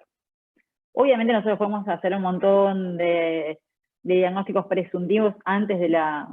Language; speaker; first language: Spanish; native; Spanish